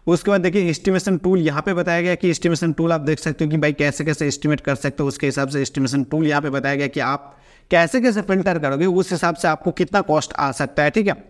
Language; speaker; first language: Hindi; non-native, local second language; Bangla